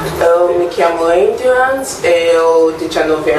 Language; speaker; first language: Italian; non-native, learner; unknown